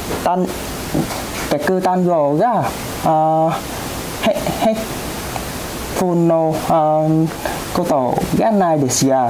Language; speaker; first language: Japanese; non-native, learner; Vietnamese